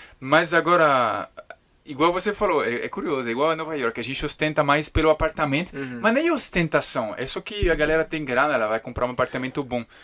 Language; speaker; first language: Portuguese; non-native, fluent; French